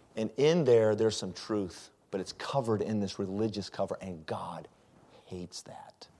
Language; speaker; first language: English; native; English